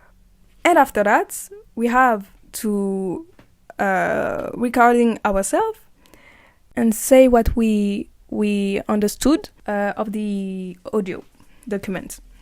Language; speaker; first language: English; non-native, learner; French